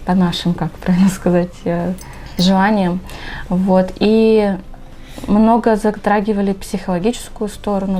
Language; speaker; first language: Russian; native; Russian